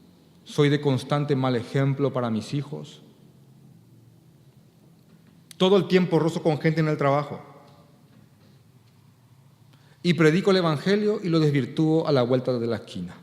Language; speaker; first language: Spanish; native; Spanish